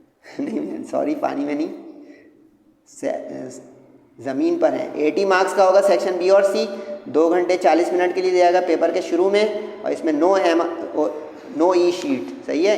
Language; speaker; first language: Urdu; native; Urdu